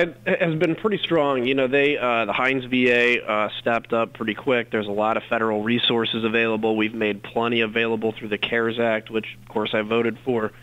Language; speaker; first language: English; native; English